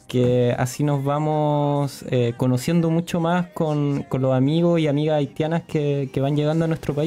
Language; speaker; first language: Spanish; native; Spanish